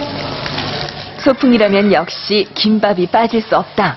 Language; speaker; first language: Korean; native; Korean